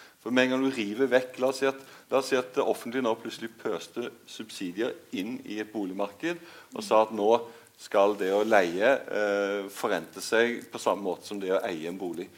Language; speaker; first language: Norwegian; native; Norwegian